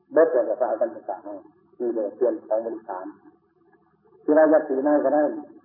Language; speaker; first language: Thai; native; Thai